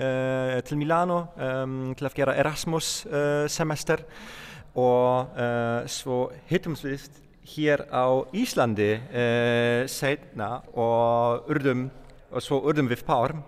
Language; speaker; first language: Icelandic; non-native, fluent; Polish